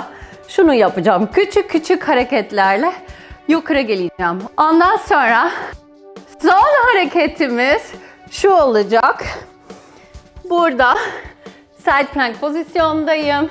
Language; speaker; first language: Turkish; non-native, fluent; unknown